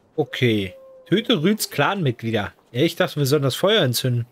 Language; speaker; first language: German; native; German